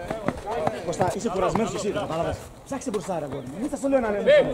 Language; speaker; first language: Greek; native; Greek